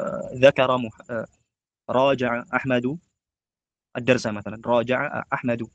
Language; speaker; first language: Arabic; non-native, fluent; Indonesian